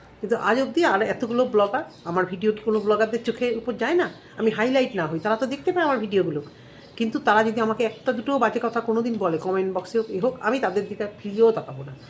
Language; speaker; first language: Bangla; native; Bangla